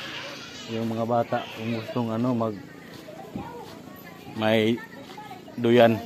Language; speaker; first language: Filipino; early bilingual, heritage; Filipino